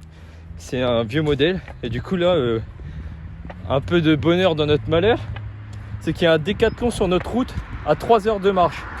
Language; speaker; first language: French; native; French